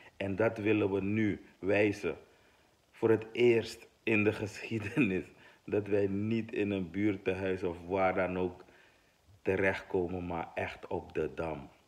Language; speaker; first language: Dutch; native; Dutch